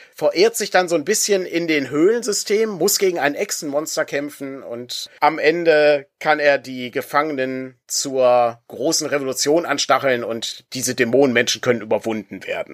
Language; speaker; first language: German; native; German